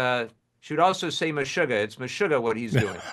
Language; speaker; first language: English; native; English